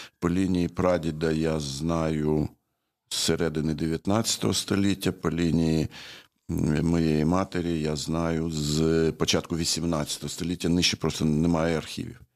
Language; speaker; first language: Ukrainian; native; Ukrainian